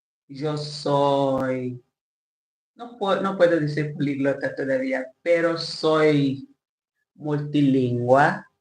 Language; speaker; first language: Spanish; non-native, learner; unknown